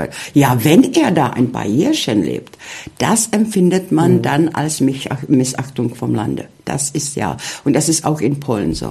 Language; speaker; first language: German; non-native, fluent; Czech